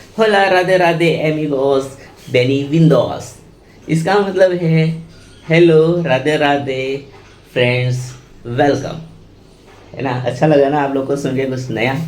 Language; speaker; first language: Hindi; native; Hindi